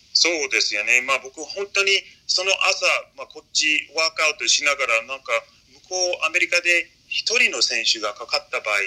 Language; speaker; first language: Japanese; non-native, fluent; English